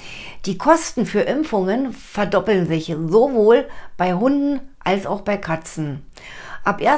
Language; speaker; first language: German; native; German